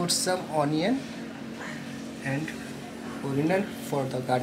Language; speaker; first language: English; non-native, local second language; Nepali